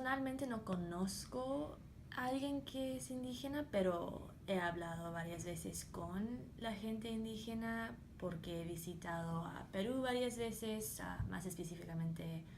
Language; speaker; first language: Spanish; early bilingual, heritage; Spanish